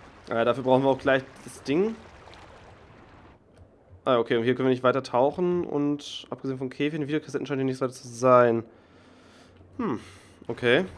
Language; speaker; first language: German; native; German